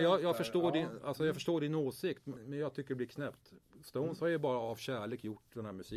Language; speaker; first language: Swedish; native; Swedish